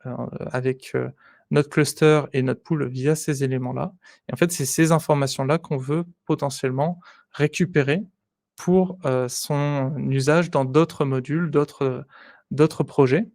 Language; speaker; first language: French; native; French